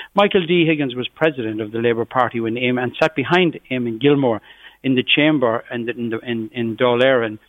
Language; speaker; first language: English; native; English